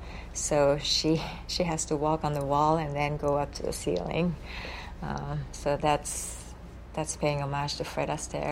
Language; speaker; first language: English; non-native, fluent; Japanese